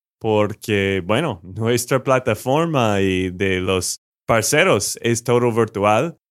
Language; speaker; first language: Spanish; non-native, fluent; English